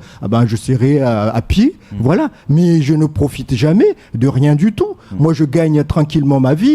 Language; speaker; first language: French; non-native, local second language; Comorian